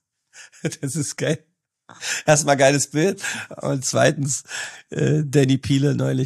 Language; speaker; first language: German; native; German